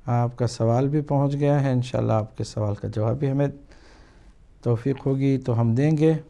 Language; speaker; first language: Urdu; native; Urdu